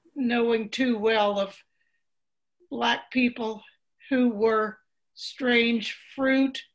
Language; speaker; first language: English; native; English